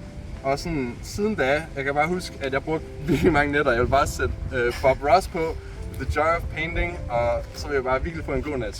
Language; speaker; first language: Danish; native; Danish